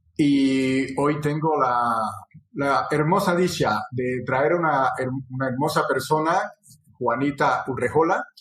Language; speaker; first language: Spanish; native; Spanish